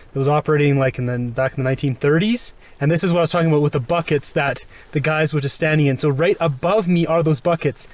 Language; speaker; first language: English; native; English